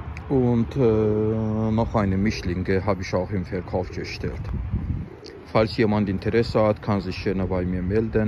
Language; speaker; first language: German; non-native, fluent; Azerbaijani